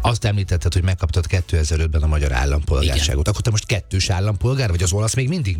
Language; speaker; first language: Hungarian; native; Hungarian